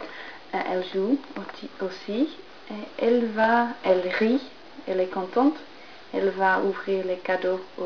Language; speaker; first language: French; non-native, fluent; English